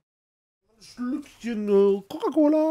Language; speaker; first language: German; native; German